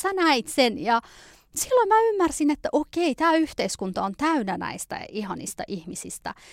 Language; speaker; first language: Finnish; early bilingual, other home language; Persian